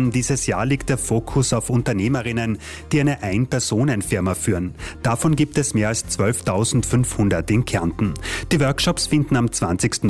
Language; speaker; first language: German; native; German